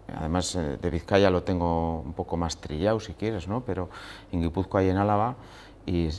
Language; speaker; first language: Spanish; native; Spanish